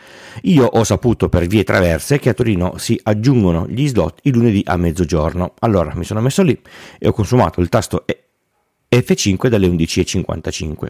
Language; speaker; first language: Italian; native; Italian